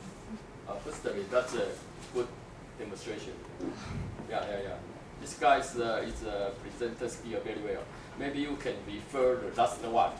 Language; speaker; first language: English; non-native, learner; Chinese